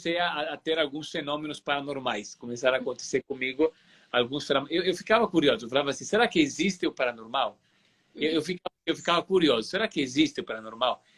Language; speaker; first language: Portuguese; non-native, fluent; Italian